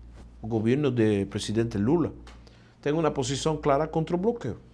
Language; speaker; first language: Portuguese; non-native, fluent; Spanish